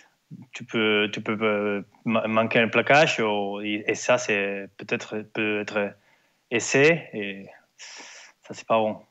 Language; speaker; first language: French; non-native, learner; Spanish